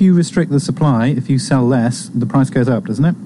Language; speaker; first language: English; native; English